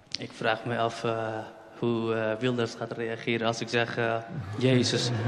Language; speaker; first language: Dutch; non-native, fluent; Central Kurdish